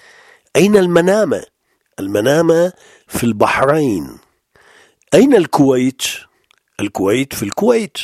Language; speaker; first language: Arabic; non-native, fluent; French